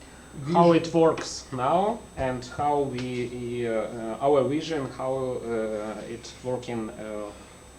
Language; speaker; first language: English; non-native, learner; Russian